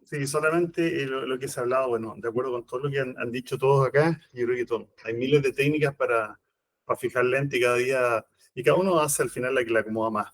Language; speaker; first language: Spanish; native; Spanish